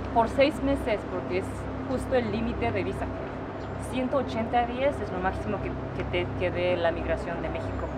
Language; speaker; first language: Spanish; non-native, fluent; Japanese